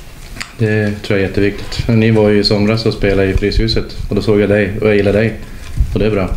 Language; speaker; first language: Swedish; native; Swedish